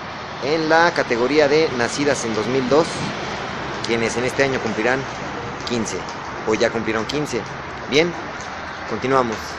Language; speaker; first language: Spanish; native; Spanish